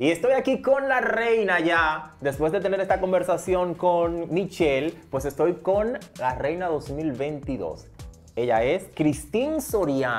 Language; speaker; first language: Spanish; native; Spanish